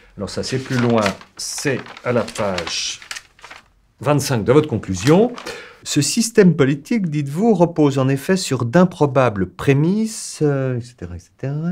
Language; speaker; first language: French; native; French